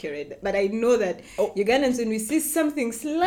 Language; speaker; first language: English; non-native, local second language; Ganda